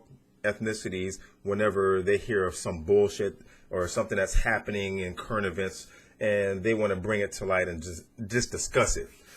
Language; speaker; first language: English; native; English